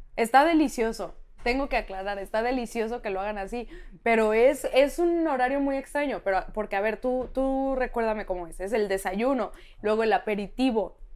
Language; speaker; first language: Spanish; native; Spanish